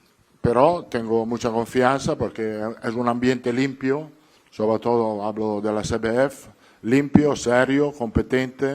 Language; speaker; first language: Spanish; non-native, fluent; Italian